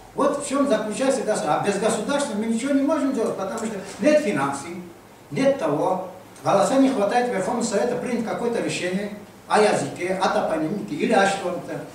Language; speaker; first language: Russian; non-native, local second language; Crimean Tatar